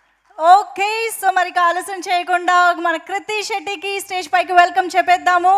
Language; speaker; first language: Telugu; native; Telugu